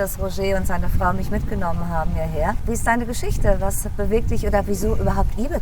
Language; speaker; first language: German; native; German